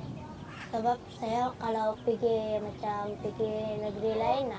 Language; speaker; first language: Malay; early bilingual, other home language; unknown